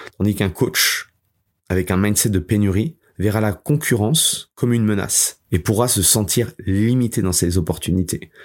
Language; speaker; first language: French; native; French